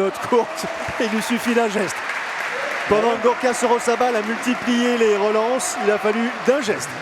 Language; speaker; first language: French; native; French